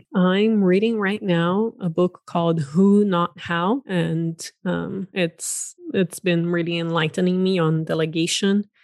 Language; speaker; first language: English; non-native, fluent; Portuguese